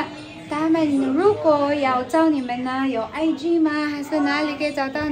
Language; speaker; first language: Chinese; non-native, learner; Filipino